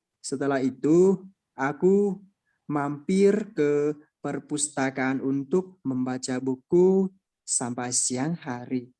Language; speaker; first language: Indonesian; non-native, learner; Chinese